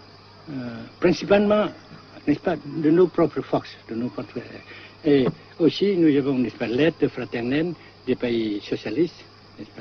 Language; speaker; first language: French; non-native, fluent; Vietnamese